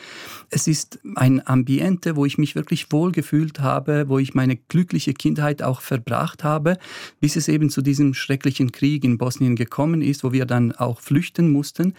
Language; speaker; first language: German; early bilingual, other home language; Bosnian